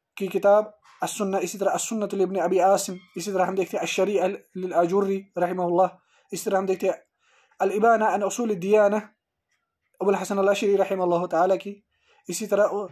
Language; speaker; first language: Urdu; native; Urdu